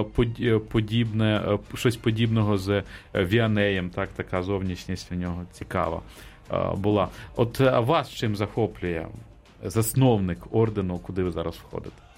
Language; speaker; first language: Ukrainian; native; Ukrainian